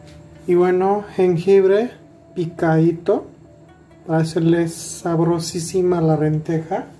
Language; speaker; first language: Spanish; non-native, fluent; Hindi